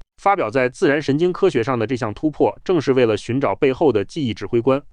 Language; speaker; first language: Chinese; native; Chinese